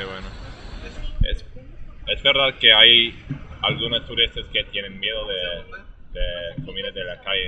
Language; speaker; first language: Spanish; non-native, learner; English